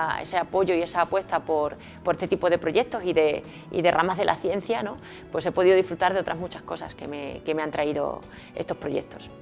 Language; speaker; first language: Spanish; native; Spanish